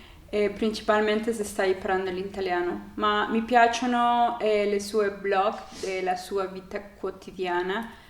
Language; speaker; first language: Italian; non-native, learner; Spanish